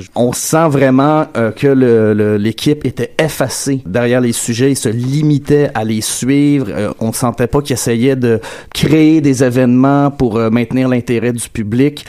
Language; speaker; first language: French; native; French